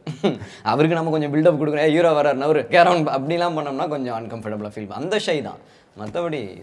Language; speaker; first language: Tamil; native; Tamil